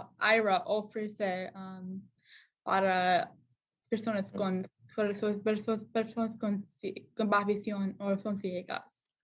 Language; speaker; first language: Spanish; non-native, learner; English